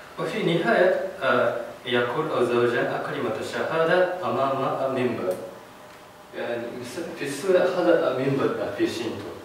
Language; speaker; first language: Arabic; non-native, learner; Japanese